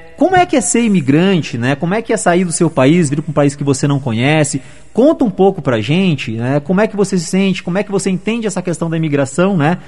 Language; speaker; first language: Portuguese; native; Portuguese